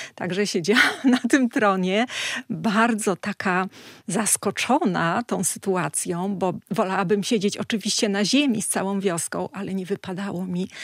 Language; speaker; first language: Polish; native; Polish